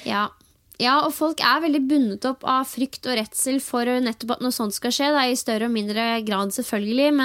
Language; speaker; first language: Norwegian; native; Norwegian